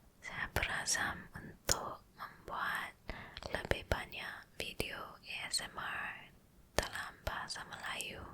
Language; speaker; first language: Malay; non-native, local second language; Chinese